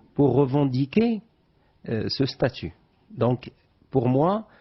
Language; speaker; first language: French; non-native, local second language; Arabic